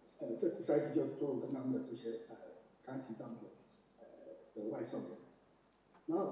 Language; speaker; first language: Chinese; native; Chinese